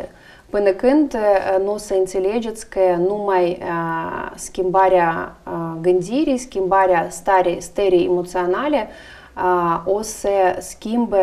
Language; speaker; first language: Romanian; non-native, learner; Russian